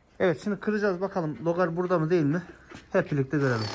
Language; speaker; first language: Turkish; native; Turkish